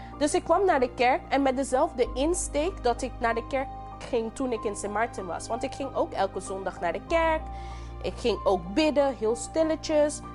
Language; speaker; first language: Dutch; non-native, local second language; English